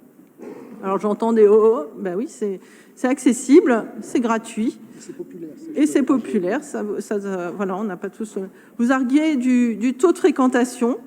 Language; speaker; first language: French; native; French